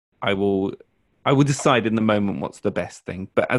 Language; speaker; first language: English; native; English